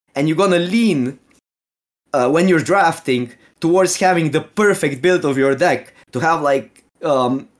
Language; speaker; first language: English; non-native, fluent; Slovenian